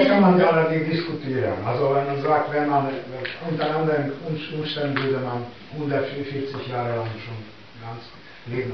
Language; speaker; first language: German; non-native, fluent; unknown